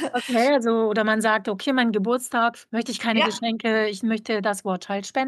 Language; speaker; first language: German; native; German